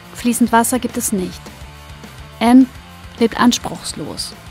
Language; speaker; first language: German; native; German